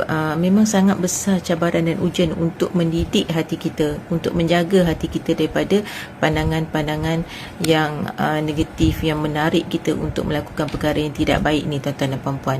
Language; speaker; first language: Malay; native; Malay